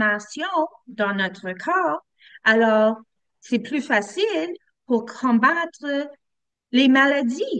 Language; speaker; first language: French; non-native, learner; English